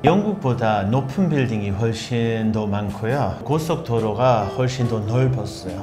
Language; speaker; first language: Korean; non-native, fluent; English